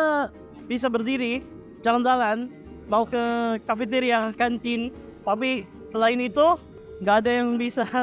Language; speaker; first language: Indonesian; non-native, fluent; Filipino